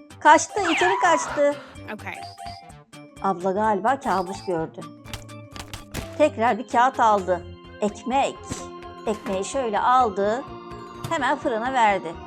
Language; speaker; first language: Turkish; native; Turkish